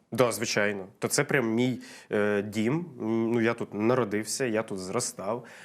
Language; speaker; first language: Ukrainian; non-native, local second language; Russian